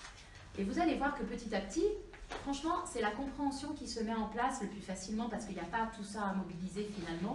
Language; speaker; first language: French; native; French